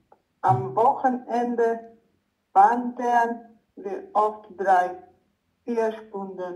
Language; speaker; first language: German; non-native, learner; Croatian